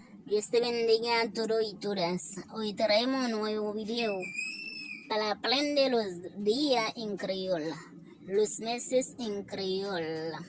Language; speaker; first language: Spanish; non-native, fluent; Haitian Creole